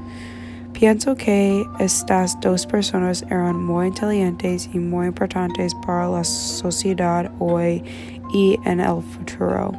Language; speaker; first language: Spanish; non-native, learner; English